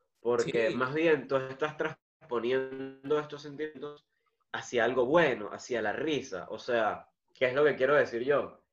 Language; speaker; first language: Spanish; native; Spanish